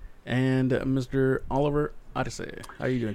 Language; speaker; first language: English; native; English